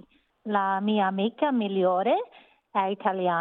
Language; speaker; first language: Italian; non-native, learner; English